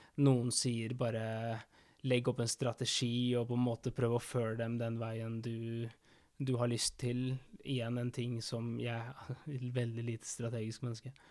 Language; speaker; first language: Norwegian; early bilingual, other home language; Spanish